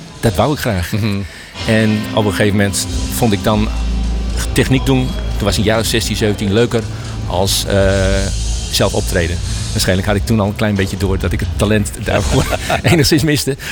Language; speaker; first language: Dutch; native; Dutch